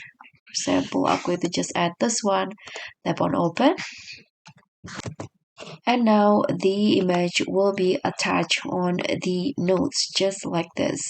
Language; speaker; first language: English; non-native, fluent; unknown